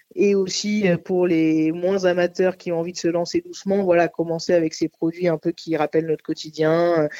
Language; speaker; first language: French; native; French